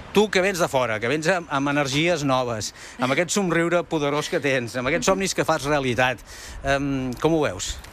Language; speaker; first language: Catalan; native; Catalan